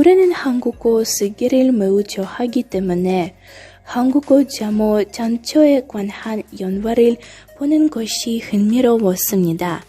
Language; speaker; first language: Korean; non-native, learner; Russian